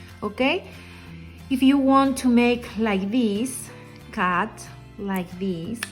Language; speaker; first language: English; non-native, learner; Spanish